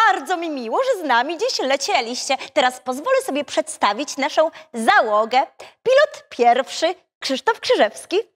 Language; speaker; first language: Polish; native; Polish